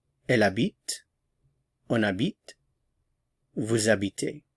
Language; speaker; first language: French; non-native, fluent; English